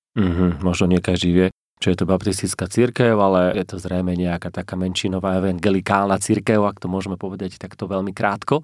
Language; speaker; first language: Slovak; native; Slovak